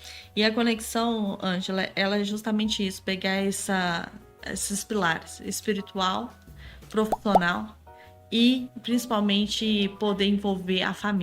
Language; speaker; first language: Portuguese; native; Portuguese